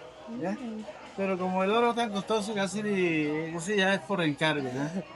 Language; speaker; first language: Spanish; native; Spanish